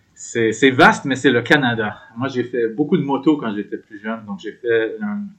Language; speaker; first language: French; native; French